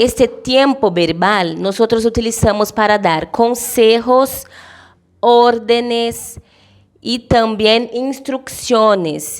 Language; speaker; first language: Spanish; non-native, fluent; Portuguese